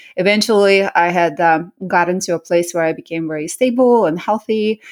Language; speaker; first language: English; early bilingual, other home language; Russian